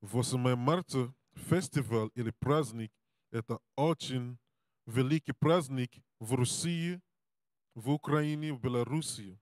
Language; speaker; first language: Russian; non-native, learner; English